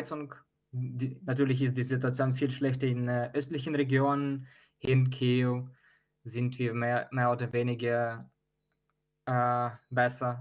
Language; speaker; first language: German; non-native, fluent; Ukrainian